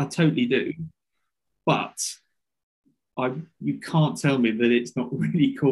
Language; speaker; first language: English; native; English